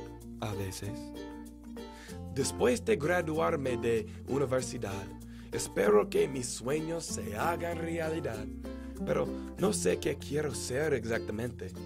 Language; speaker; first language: Spanish; non-native, learner; English